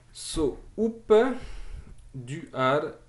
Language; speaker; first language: Norwegian; non-native, fluent; French